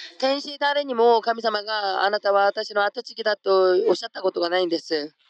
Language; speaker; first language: Japanese; non-native, fluent; Korean